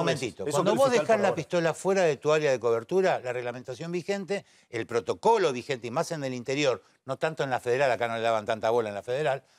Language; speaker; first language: Spanish; native; Spanish